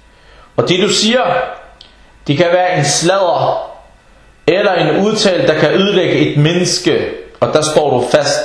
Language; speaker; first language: Danish; early bilingual, other home language; Arabic